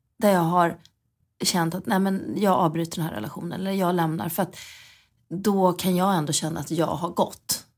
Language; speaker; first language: Swedish; native; Swedish